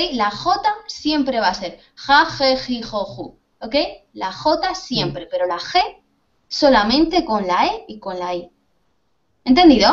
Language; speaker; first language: Spanish; native; Spanish